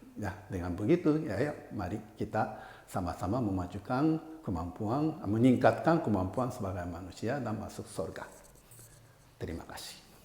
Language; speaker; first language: Indonesian; non-native, fluent; Japanese